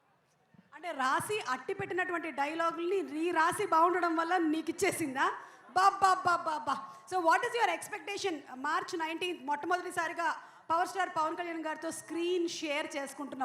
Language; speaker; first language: Telugu; native; Telugu